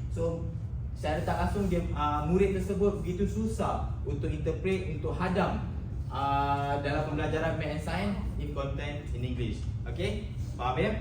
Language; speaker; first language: Malay; native; Malay